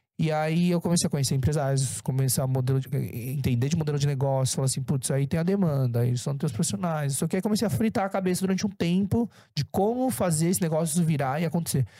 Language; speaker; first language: Portuguese; early bilingual, other home language; Korean